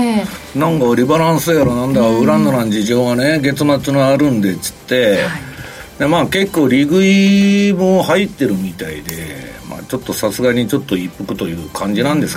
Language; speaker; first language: Japanese; native; Japanese